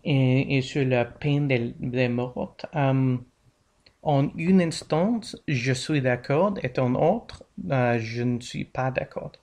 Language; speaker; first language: French; non-native, learner; English